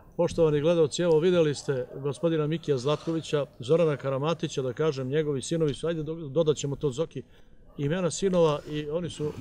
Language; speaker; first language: Serbian; native; Serbian